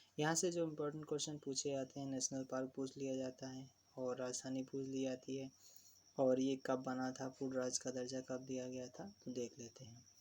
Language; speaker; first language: Hindi; native; Hindi